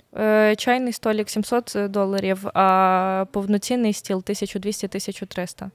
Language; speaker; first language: Ukrainian; native; Ukrainian